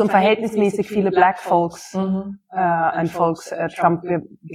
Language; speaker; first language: German; native; German